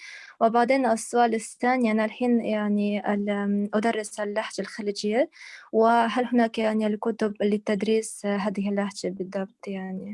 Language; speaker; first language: Arabic; non-native, fluent; Russian